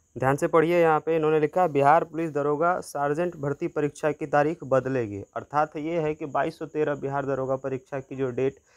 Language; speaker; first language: Hindi; native; Hindi